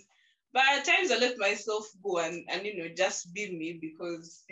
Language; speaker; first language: English; non-native, local second language; Ganda